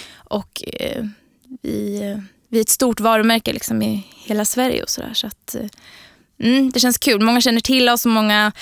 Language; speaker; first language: Swedish; native; Swedish